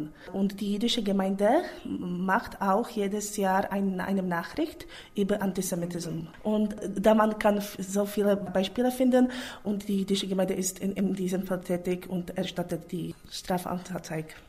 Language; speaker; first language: German; non-native, fluent; Czech